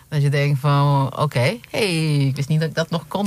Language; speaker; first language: Dutch; native; Dutch